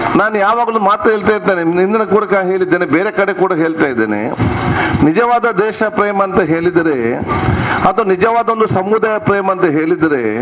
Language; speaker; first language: Kannada; non-native, local second language; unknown